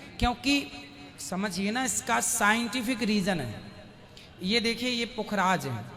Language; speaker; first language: Hindi; native; Hindi